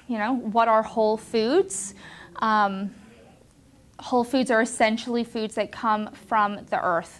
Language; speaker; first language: English; native; English